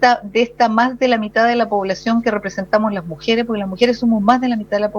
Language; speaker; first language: Spanish; native; Spanish